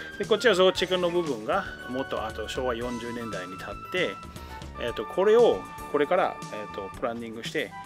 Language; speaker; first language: Japanese; non-native, fluent; English